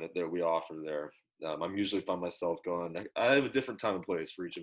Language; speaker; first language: English; native; English